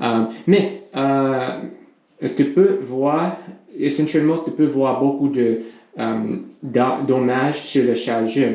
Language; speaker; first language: French; non-native, learner; English